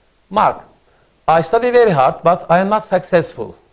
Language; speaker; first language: English; non-native, fluent; Turkish